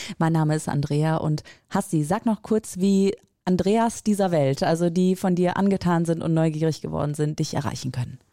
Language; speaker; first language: German; native; German